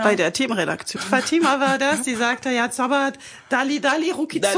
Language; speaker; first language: German; non-native, fluent; French